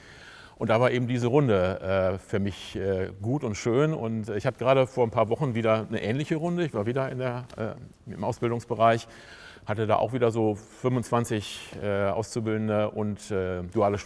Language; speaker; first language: German; native; German